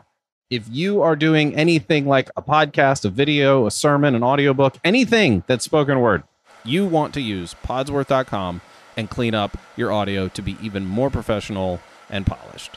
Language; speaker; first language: English; native; English